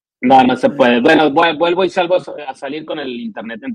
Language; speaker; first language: Spanish; native; Spanish